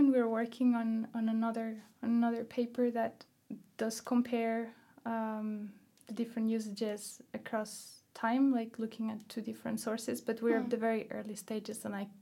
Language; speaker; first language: English; non-native, fluent; Spanish